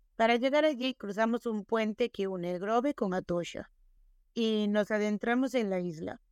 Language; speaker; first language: Spanish; non-native, local second language; Galician